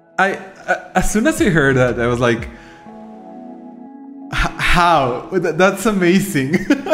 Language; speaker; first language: English; non-native, fluent; Spanish